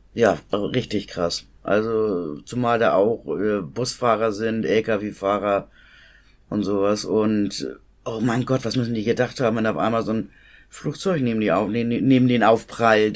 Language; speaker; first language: German; native; German